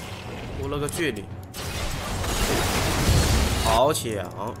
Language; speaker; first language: Chinese; native; Chinese